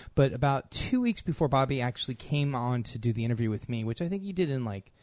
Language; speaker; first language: English; native; English